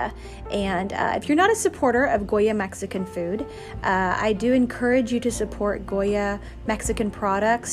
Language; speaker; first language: English; native; English